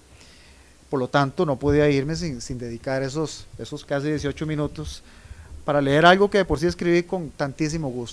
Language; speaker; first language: Spanish; native; Spanish